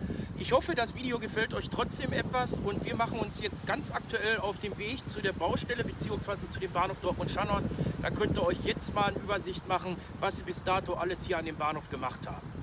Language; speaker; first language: German; native; German